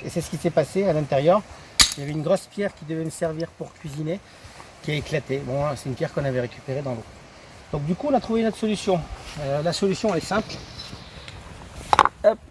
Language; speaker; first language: French; native; French